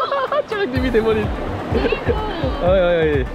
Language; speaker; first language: Spanish; non-native, learner; Korean